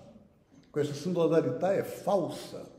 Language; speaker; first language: Italian; non-native, fluent; Portuguese